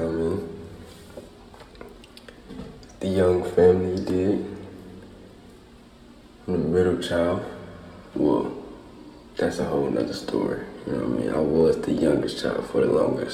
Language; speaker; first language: English; native; English